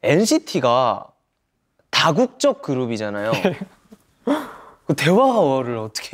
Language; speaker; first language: Korean; native; Korean